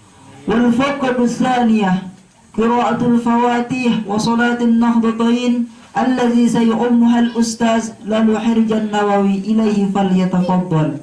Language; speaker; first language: Arabic; non-native, fluent; Indonesian